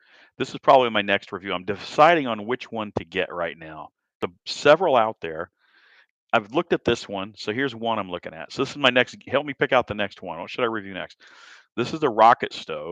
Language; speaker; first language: English; native; English